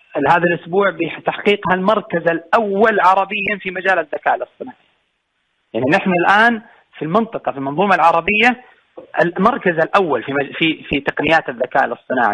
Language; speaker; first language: Arabic; native; Arabic